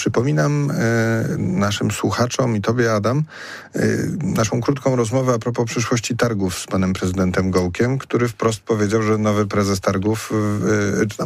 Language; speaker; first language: Polish; native; Polish